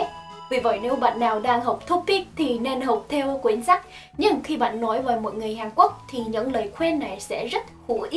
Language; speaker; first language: Vietnamese; non-native, fluent; Korean